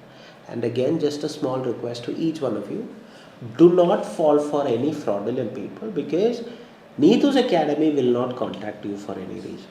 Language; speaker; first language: English; non-native, local second language; Malayalam